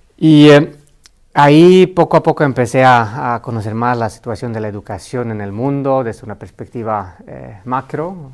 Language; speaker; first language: Spanish; non-native, fluent; Finnish